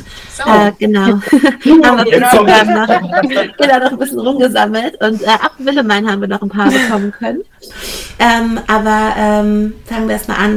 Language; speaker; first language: German; native; German